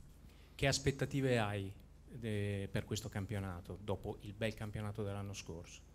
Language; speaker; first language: Italian; native; Italian